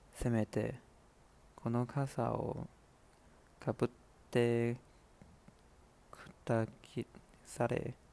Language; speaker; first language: Japanese; non-native, learner; Chinese